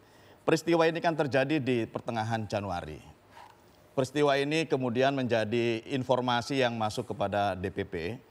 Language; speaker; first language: Indonesian; native; Indonesian